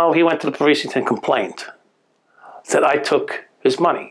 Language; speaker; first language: English; native; English